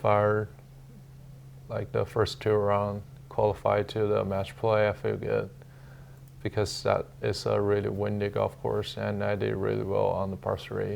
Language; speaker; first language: English; non-native, learner; Chinese